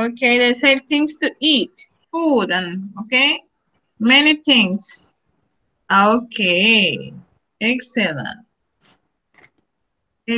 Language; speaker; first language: English; non-native, learner; Spanish